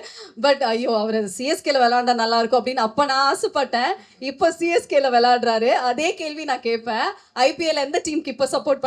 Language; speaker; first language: Tamil; native; Tamil